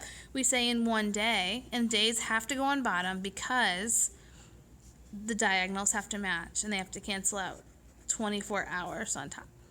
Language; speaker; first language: English; native; English